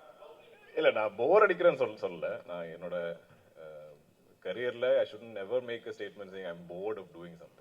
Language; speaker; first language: Tamil; non-native, local second language; Malayalam